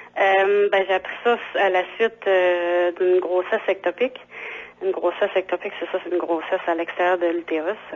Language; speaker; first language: French; native; French